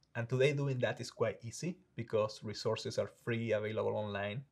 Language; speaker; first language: English; non-native, fluent; Spanish